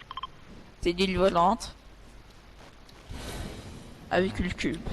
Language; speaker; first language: French; native; French